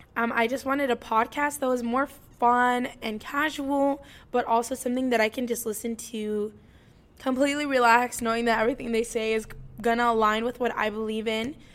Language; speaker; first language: English; native; English